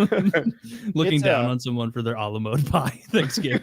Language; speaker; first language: English; native; English